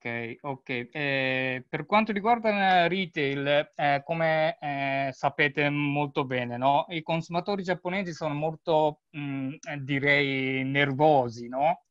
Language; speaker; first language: Italian; non-native, learner; Japanese